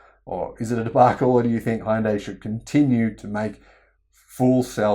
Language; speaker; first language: English; native; English